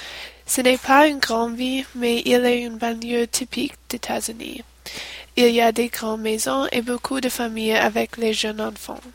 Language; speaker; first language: French; non-native, learner; English